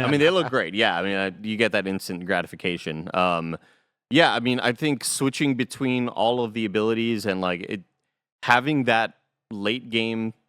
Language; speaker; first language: English; native; English